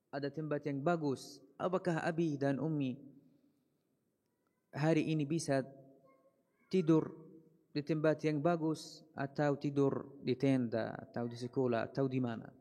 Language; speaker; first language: Indonesian; non-native, fluent; Arabic